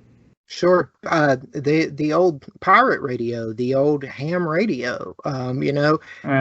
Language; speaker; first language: English; native; English